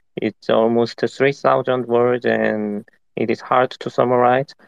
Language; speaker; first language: English; non-native, fluent; Korean